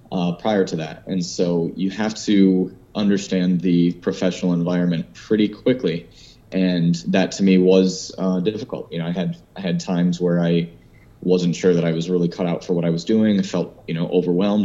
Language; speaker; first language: English; native; English